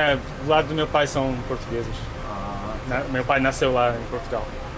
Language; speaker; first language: Portuguese; non-native, learner; English